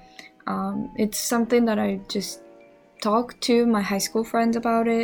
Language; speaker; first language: English; non-native, fluent; Japanese